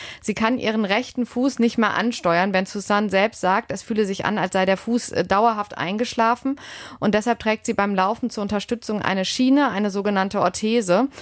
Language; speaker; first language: German; native; German